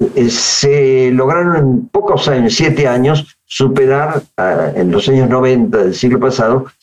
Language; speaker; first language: Spanish; native; Spanish